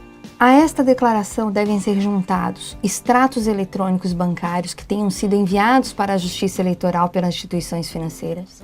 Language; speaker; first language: Portuguese; native; Portuguese